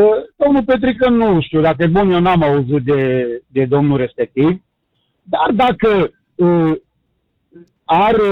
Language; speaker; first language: Romanian; native; Romanian